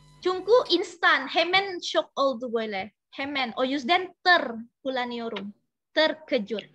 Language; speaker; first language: Turkish; non-native, learner; Indonesian